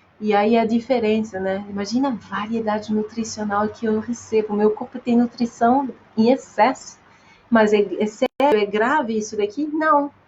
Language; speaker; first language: Portuguese; non-native, fluent; French